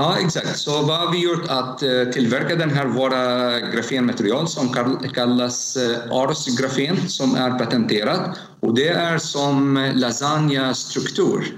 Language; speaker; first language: Swedish; non-native, learner; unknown